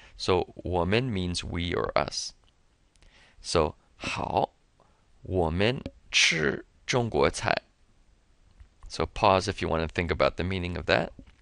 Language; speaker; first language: English; native; English